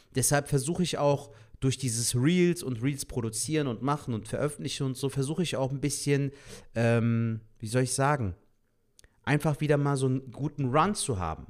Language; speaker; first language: German; native; German